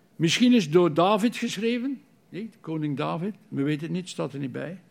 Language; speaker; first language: Dutch; native; Dutch